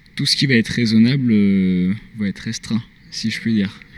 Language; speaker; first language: French; native; French